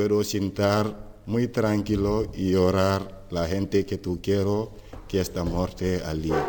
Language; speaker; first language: Spanish; non-native, learner; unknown